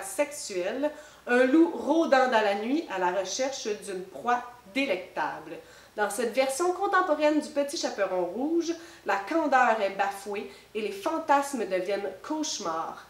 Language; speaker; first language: French; native; French